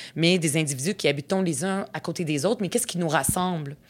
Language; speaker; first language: French; early bilingual, other home language; Arabic